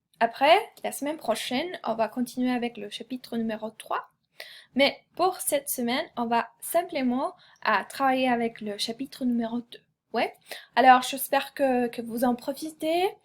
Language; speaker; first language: French; non-native, fluent; Spanish